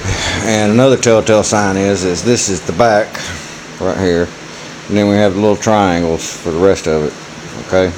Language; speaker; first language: English; native; English